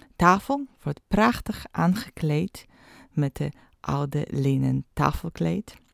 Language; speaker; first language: Dutch; non-native, fluent; Polish